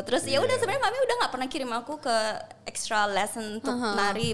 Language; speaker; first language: Indonesian; early bilingual, heritage; Indonesian